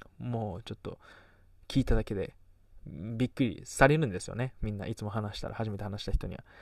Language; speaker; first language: Japanese; native; Japanese